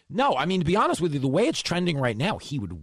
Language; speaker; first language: English; native; English